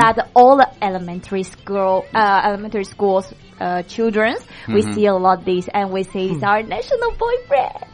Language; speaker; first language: English; non-native, learner; Chinese